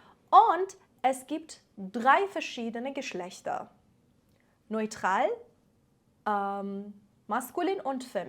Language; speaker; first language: German; non-native, fluent; Persian